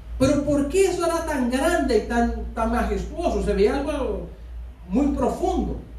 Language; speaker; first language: Spanish; native; Spanish